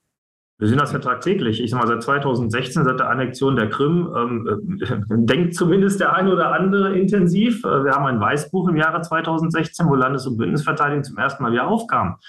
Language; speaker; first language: German; native; German